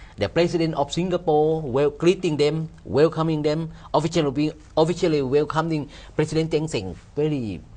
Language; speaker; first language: English; non-native, learner; Thai